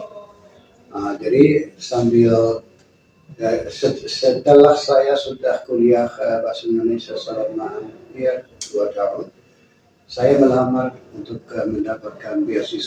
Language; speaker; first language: Indonesian; non-native, fluent; German